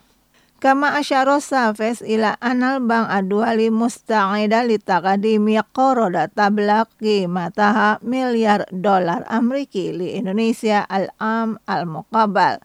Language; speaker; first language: Arabic; non-native, fluent; Indonesian